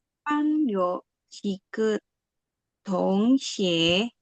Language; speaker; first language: Chinese; non-native, learner; Indonesian